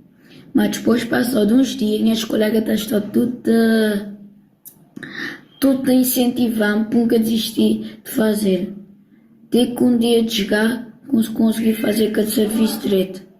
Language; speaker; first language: Portuguese; non-native, local second language; Kabuverdianu